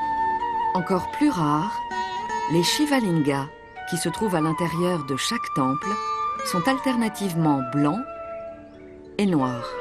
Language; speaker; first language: French; native; French